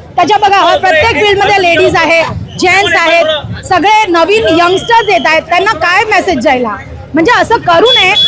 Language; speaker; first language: Marathi; non-native, local second language; Marwari